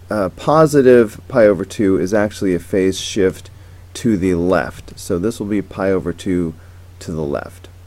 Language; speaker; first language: English; native; English